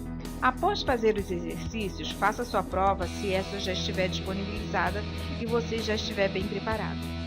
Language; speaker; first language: Portuguese; native; Portuguese